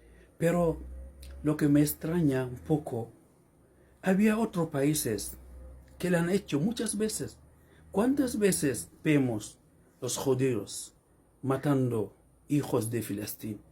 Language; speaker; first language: Spanish; non-native, learner; Fula